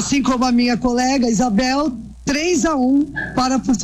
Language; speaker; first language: Portuguese; native; Portuguese